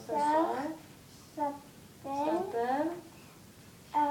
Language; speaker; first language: French; non-native, learner; English